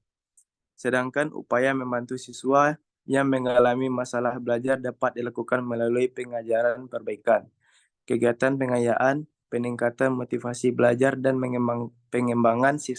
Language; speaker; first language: Indonesian; native; Indonesian